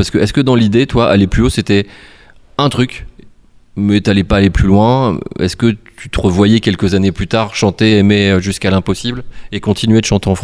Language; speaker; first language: French; native; French